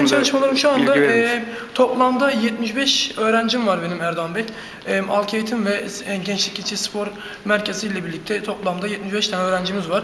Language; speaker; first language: Turkish; native; Turkish